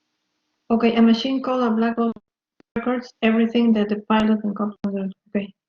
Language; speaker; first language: English; non-native, learner; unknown